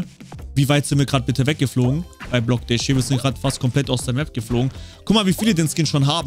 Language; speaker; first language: German; native; German